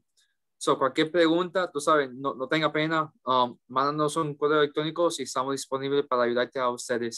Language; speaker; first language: Spanish; early bilingual, heritage; English